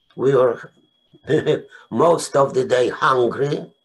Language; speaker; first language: English; non-native, fluent; Polish